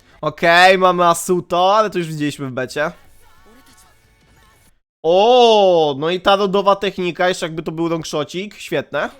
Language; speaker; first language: Polish; native; Polish